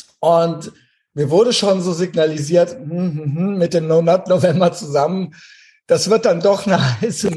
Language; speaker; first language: German; native; German